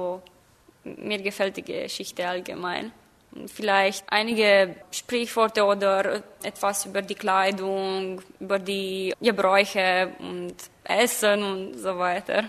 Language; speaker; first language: German; non-native, fluent; Romanian